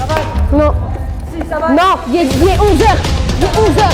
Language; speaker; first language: French; native; French